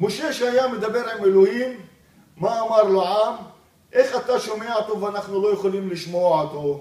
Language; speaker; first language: Hebrew; non-native, local second language; Arabic